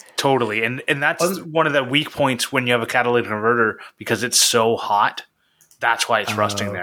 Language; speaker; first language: English; native; English